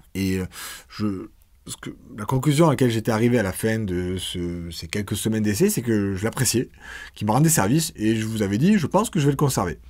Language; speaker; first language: French; native; French